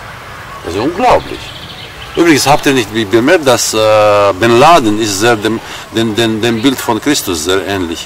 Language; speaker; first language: German; non-native, fluent; Armenian